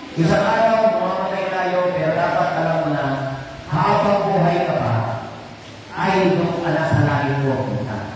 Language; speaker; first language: Filipino; non-native, local second language; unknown